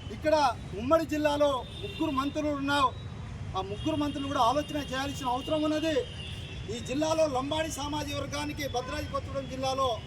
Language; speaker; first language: Telugu; non-native, local second language; Lambadi